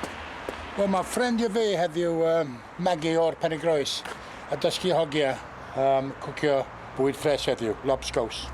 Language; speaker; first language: Welsh; non-native, learner; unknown